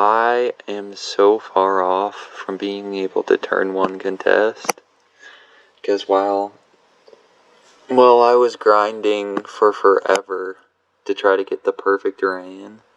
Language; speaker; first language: English; native; English